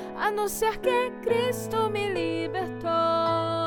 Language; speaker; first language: Portuguese; native; Portuguese